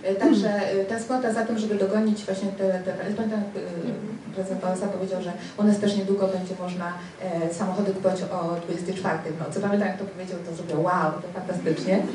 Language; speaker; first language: Polish; early bilingual, heritage; Spanish